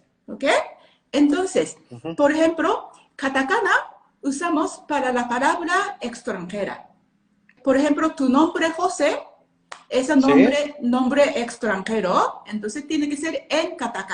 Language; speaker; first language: Spanish; non-native, learner; Japanese